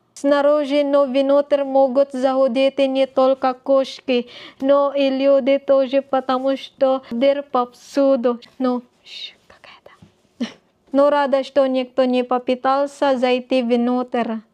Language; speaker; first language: Russian; non-native, learner; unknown